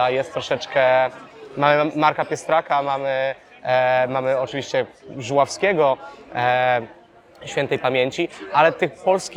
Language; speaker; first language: Polish; native; Polish